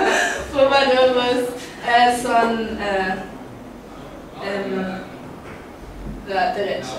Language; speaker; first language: Spanish; non-native, learner; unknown